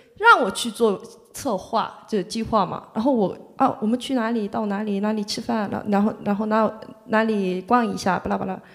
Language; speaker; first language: Chinese; non-native, fluent; Korean